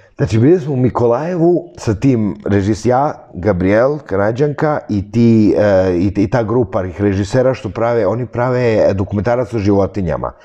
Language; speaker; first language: Serbian; early bilingual, heritage; Serbian